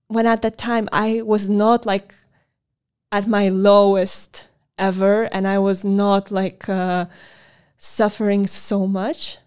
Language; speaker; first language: English; non-native, fluent; Polish